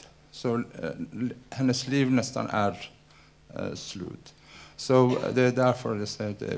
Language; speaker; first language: Swedish; non-native, fluent; Persian